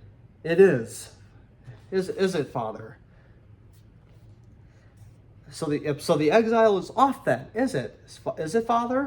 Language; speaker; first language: English; native; English